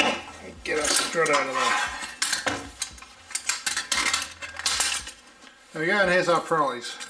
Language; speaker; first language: English; native; English